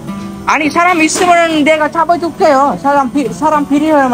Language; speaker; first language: Korean; non-native, fluent; Sinhala